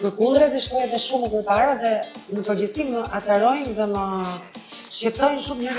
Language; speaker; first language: Albanian; native; Albanian